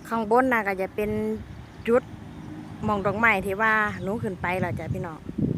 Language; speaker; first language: Thai; native; Thai